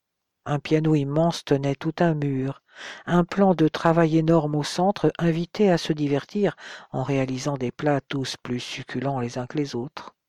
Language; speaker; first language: French; native; French